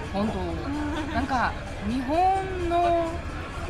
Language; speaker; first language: Japanese; non-native, learner; Lithuanian